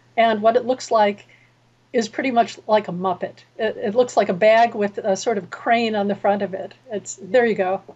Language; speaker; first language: English; native; English